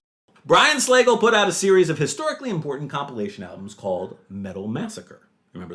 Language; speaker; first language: English; native; English